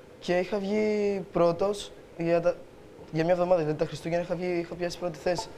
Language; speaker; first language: Greek; early bilingual, other home language; Albanian